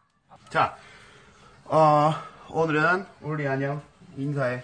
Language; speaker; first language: Korean; non-native, fluent; English